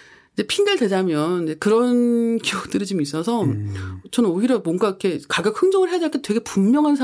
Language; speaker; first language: Korean; native; Korean